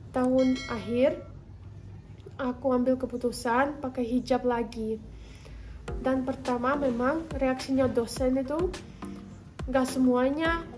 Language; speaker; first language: Indonesian; non-native, fluent; Russian